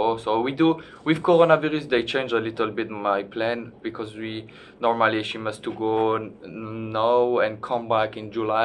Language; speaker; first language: English; non-native, learner; French